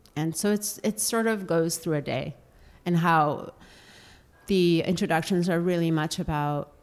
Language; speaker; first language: English; non-native, fluent; Spanish